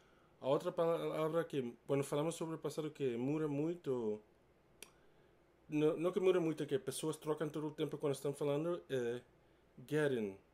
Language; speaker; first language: Portuguese; non-native, learner; English